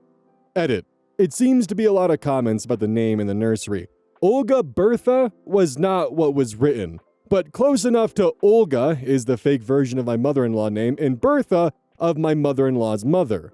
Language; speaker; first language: English; native; English